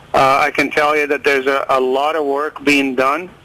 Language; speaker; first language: English; native; English